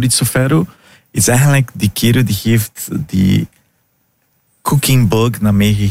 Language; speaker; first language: Dutch; non-native, learner; Portuguese